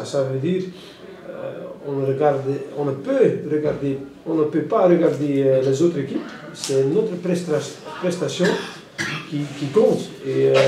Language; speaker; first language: French; non-native, local second language; Dutch